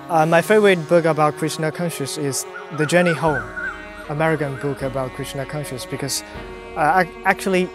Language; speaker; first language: English; non-native, learner; Chinese